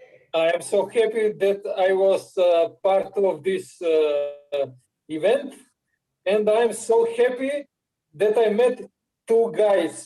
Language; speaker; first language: English; non-native, learner; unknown